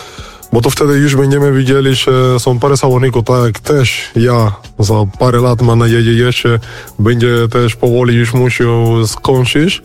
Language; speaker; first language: Polish; non-native, fluent; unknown